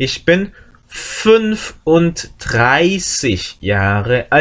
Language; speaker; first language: German; non-native, learner; Korean